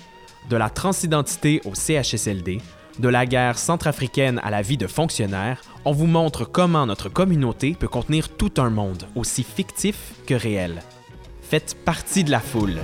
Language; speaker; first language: French; native; French